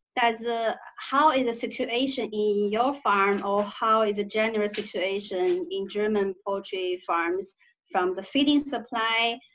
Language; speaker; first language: English; non-native, learner; Chinese